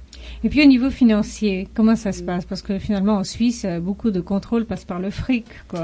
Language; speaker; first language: French; native; French